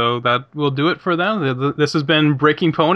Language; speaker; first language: English; native; English